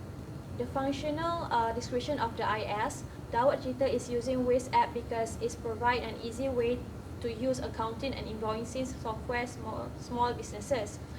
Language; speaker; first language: English; non-native, learner; Malay